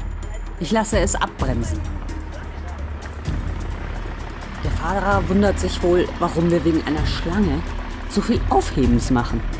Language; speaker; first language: German; native; German